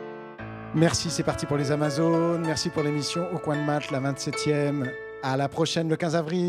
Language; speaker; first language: French; native; French